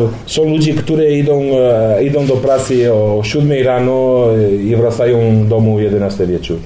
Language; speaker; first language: Polish; non-native, learner; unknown